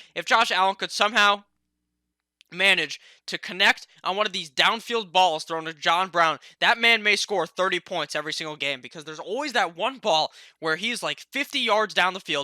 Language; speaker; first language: English; native; English